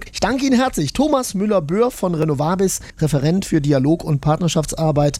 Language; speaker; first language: German; native; German